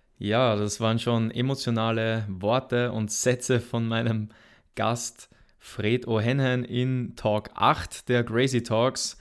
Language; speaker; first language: German; native; German